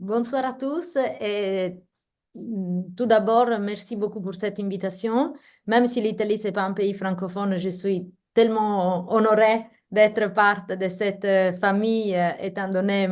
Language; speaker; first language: French; non-native, fluent; Italian